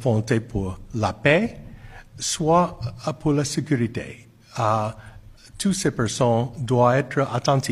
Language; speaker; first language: French; non-native, fluent; English